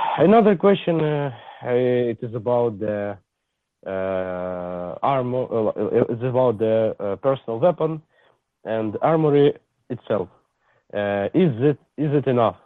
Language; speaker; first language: English; non-native, learner; Ukrainian